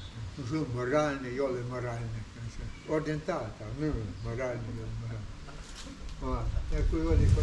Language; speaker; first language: Estonian; non-native, learner; Ukrainian